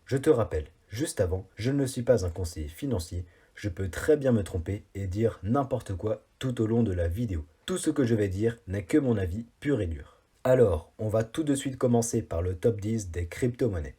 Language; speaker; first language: French; native; French